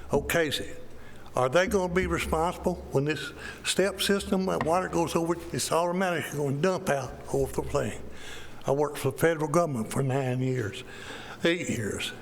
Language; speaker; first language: English; native; English